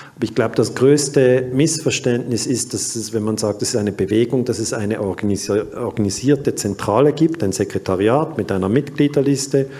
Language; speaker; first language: German; native; German